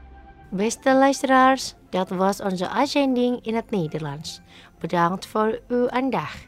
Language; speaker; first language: Dutch; non-native, fluent; Indonesian